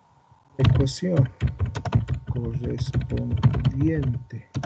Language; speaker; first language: Spanish; native; Spanish